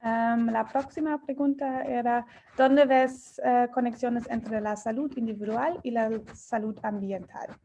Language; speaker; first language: Spanish; non-native, fluent; German